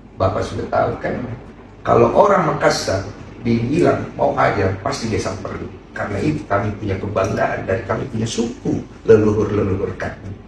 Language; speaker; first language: Indonesian; native; Indonesian